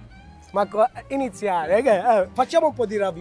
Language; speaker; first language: Italian; non-native, fluent; Maltese